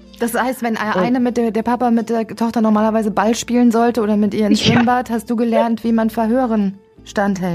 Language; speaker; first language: German; native; German